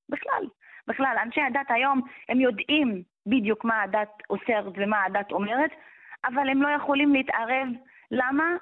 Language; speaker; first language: Hebrew; non-native, local second language; Arabic